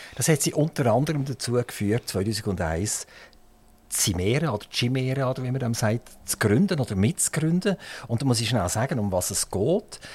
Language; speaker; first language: German; native; German